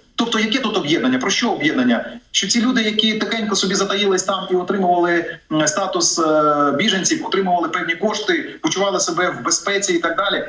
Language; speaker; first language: Ukrainian; native; Ukrainian